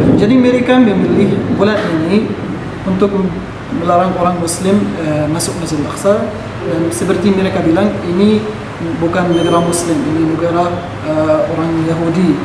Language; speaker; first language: Indonesian; non-native, fluent; Arabic